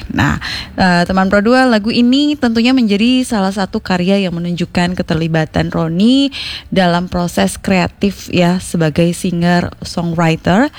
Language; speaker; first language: Indonesian; native; Indonesian